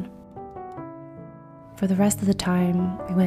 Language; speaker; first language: English; non-native, fluent; Korean